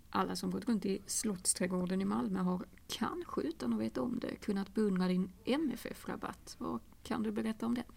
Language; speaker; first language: Swedish; native; Swedish